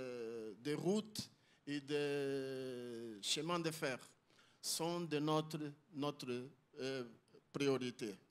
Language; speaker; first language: French; non-native, learner; Portuguese